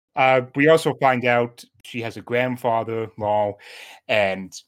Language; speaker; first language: English; native; English